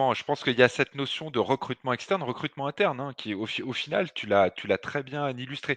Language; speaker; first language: French; native; French